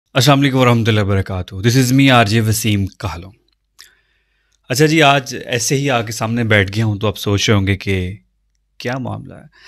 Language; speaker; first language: Urdu; non-native, local second language; Punjabi